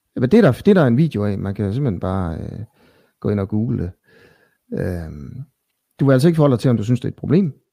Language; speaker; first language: Danish; native; Danish